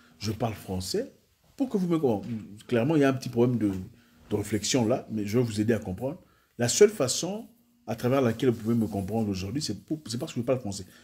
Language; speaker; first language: French; non-native, local second language; Swahili